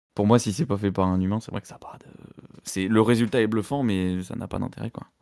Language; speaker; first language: French; native; French